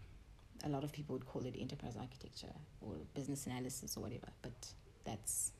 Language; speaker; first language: English; non-native, local second language; Tswana